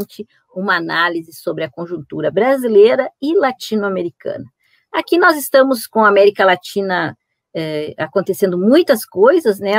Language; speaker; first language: Portuguese; native; Portuguese